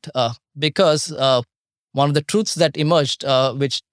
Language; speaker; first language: English; non-native, local second language; Marathi